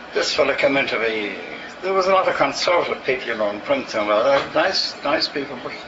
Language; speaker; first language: English; native; English